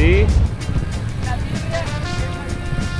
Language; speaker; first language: Spanish; non-native, learner; Korean